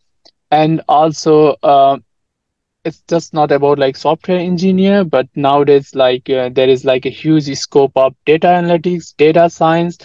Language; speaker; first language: English; non-native, local second language; Nepali